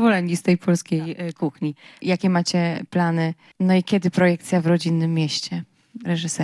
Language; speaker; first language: Polish; native; Polish